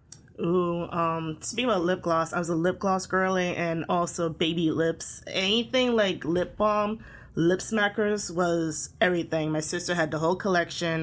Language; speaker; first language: English; native; English